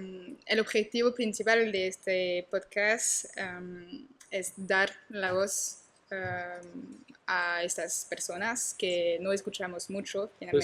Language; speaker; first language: Spanish; non-native, learner; French